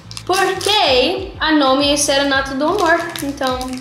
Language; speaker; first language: Portuguese; non-native, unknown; English